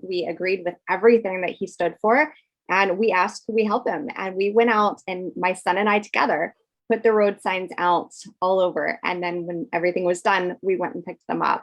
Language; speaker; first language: English; native; English